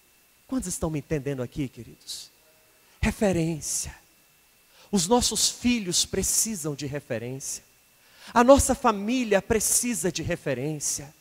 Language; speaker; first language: Portuguese; native; Portuguese